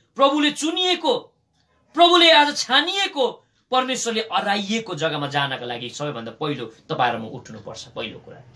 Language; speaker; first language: Nepali; native; Nepali